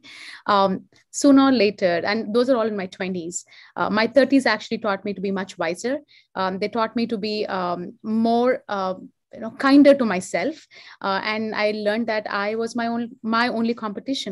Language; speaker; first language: English; non-native, local second language; Telugu